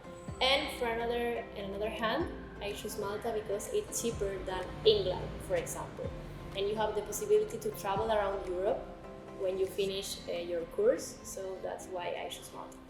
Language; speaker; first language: English; non-native, learner; Spanish